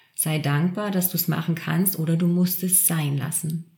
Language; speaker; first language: German; native; German